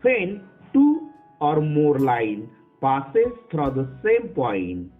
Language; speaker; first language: English; non-native, local second language; Marathi